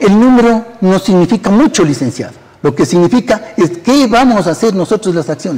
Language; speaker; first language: Spanish; native; Spanish